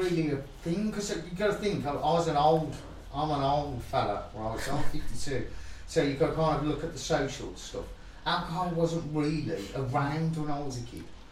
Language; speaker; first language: English; native; English